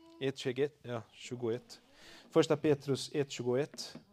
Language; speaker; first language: Swedish; non-native, fluent; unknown